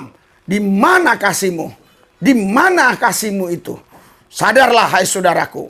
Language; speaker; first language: Indonesian; native; Indonesian